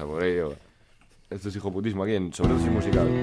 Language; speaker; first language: Spanish; native; Spanish